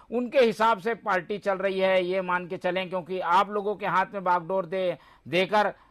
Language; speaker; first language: Hindi; native; Hindi